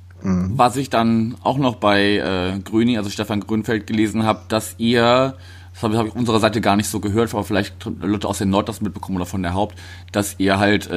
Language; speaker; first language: German; native; German